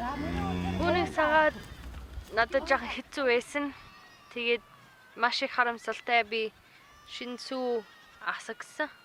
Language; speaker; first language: Mongolian; non-native, learner; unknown